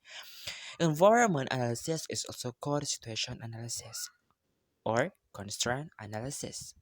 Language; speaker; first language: English; non-native, learner; Indonesian